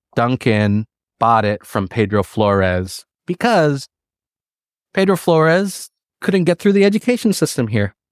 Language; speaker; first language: English; early bilingual, other home language; Filipino